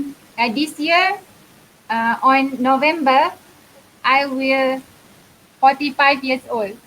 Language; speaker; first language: English; non-native, local second language; Malay